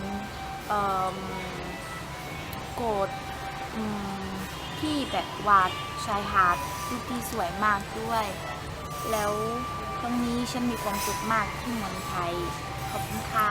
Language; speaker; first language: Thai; non-native, learner; Portuguese